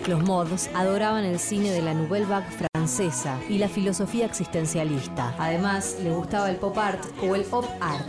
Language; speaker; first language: Spanish; native; Spanish